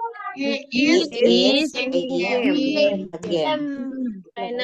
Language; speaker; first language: English; non-native, learner; Indonesian